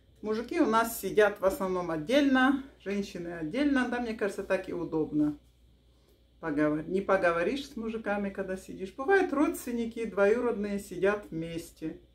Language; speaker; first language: Russian; non-native, local second language; Avaric